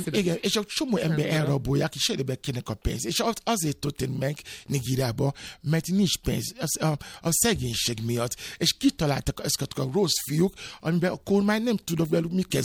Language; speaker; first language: Hungarian; non-native, fluent; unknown